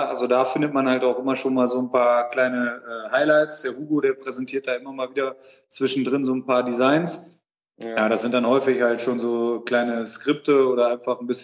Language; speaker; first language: German; native; German